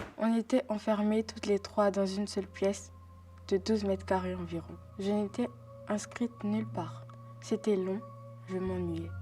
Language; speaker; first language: French; native; French